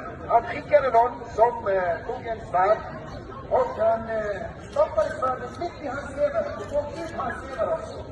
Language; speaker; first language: Swedish; non-native, learner; Tajik